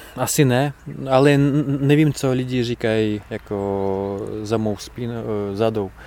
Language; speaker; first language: Czech; non-native, fluent; Russian